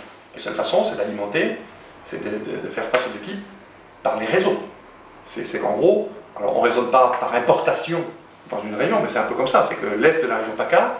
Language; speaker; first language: French; native; French